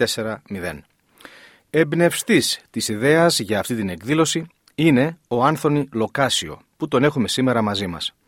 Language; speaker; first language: Greek; native; Greek